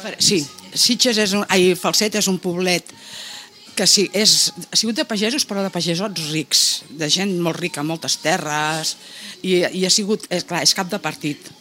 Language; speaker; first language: Catalan; native; Catalan